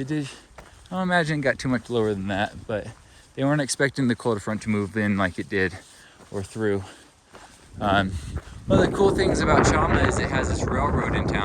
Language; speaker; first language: English; native; English